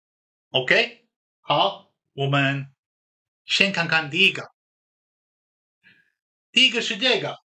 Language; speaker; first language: Chinese; non-native, fluent; Dutch